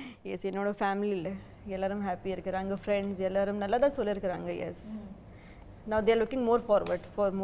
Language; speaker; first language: Tamil; non-native, learner; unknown